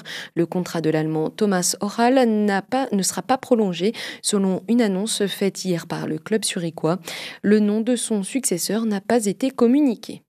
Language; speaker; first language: French; native; French